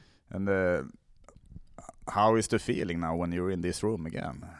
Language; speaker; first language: English; non-native, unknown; Swedish